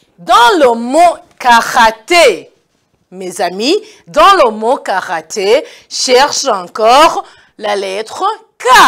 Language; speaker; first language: French; non-native, local second language; Kinyarwanda